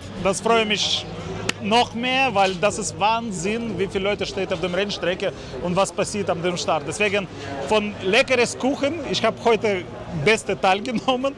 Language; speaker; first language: German; non-native, learner; Russian